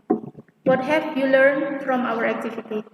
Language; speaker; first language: English; non-native, fluent; Indonesian